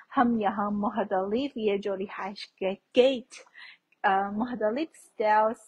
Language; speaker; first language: Urdu; non-native, fluent; Chinese